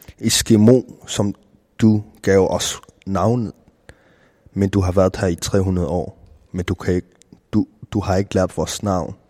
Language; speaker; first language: Danish; non-native, local second language; Kalaallisut